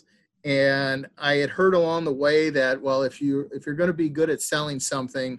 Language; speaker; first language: English; native; English